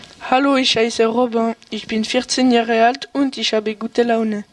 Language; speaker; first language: German; non-native, learner; French